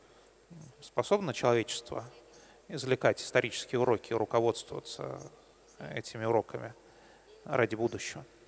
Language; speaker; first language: Russian; native; Russian